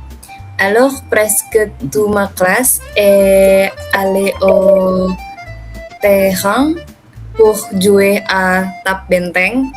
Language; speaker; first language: French; non-native, learner; Indonesian